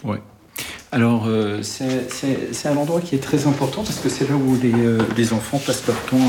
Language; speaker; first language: French; early bilingual, other home language; Arabic